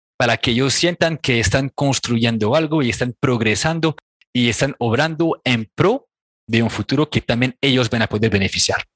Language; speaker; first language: Spanish; non-native, fluent; French